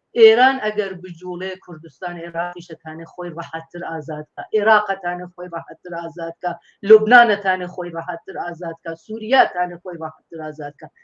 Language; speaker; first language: Central Kurdish; non-native, local second language; Persian